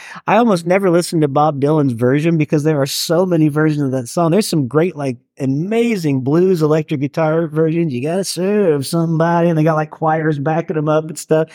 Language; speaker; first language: English; native; English